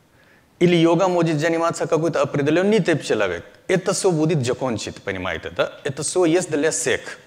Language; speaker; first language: Russian; non-native, learner; Hindi